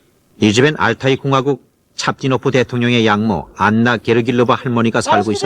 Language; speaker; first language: Korean; native; Korean